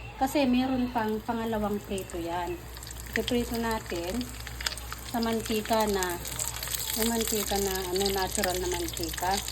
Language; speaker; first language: Filipino; non-native, local second language; Iloko